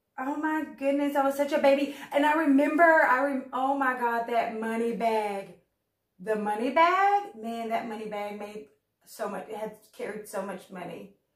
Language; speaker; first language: English; native; English